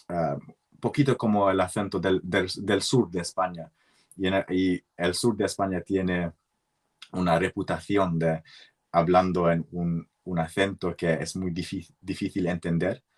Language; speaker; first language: Spanish; non-native, learner; English